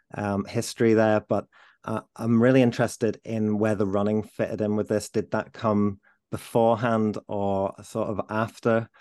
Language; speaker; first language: English; native; English